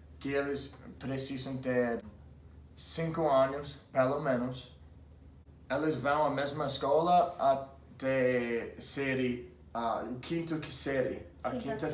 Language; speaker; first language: Portuguese; non-native, fluent; English